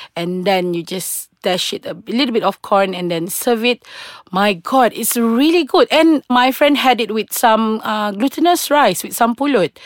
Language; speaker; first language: English; non-native, local second language; Malay